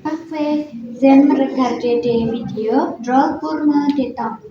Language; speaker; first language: French; non-native, learner; Indonesian